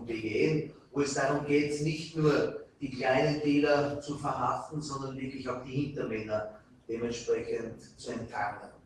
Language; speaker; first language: German; native; German